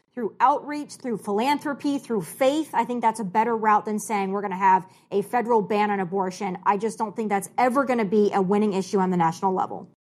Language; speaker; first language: English; native; English